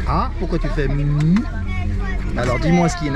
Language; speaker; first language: French; native; French